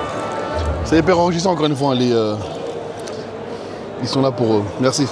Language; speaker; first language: French; native; French